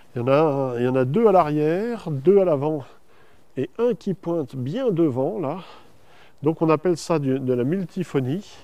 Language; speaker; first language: French; native; French